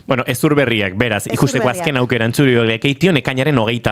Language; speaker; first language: Basque; native; Basque